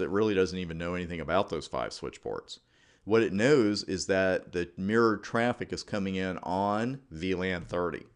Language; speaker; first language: English; native; English